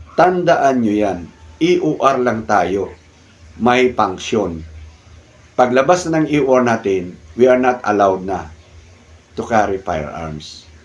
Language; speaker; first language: Filipino; non-native, local second language; Cebuano